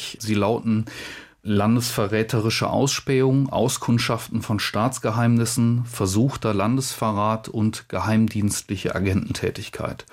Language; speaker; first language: German; native; German